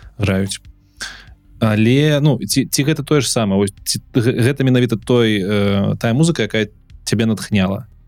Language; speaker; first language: Belarusian; non-native, local second language; Russian